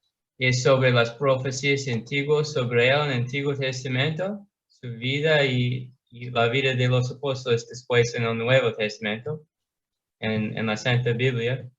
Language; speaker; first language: Spanish; non-native, learner; English